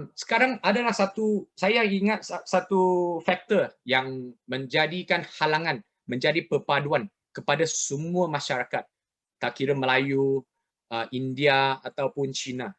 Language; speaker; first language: Malay; non-native, local second language; Chinese